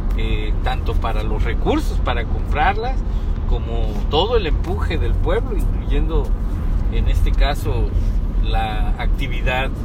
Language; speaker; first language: Spanish; native; Spanish